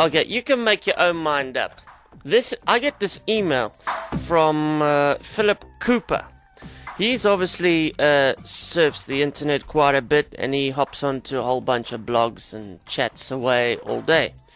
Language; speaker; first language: English; native; English